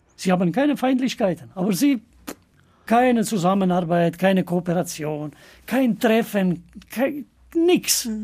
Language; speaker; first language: German; non-native, fluent; Albanian